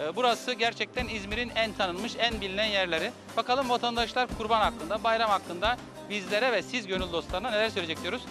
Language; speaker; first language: Turkish; native; Turkish